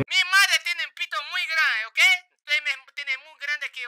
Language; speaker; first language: Spanish; non-native, learner; Portuguese